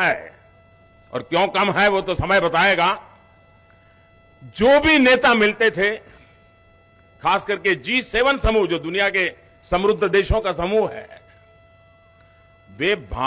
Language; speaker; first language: Hindi; non-native, local second language; Gujarati